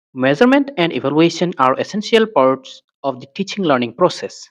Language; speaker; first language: English; non-native, local second language; Assamese